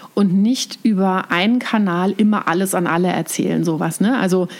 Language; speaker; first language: German; native; German